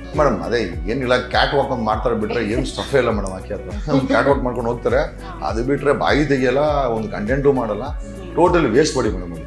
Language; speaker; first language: Kannada; native; Kannada